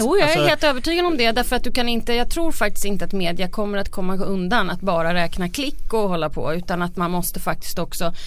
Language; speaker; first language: Swedish; native; Swedish